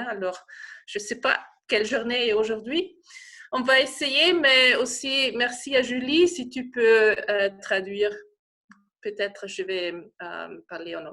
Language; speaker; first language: French; non-native, learner; German